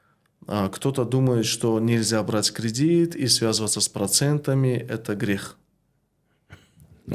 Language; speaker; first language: Russian; non-native, local second language; Tajik